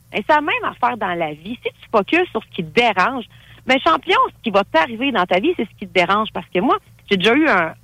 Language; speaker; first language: French; native; French